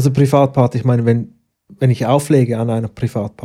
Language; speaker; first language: German; native; German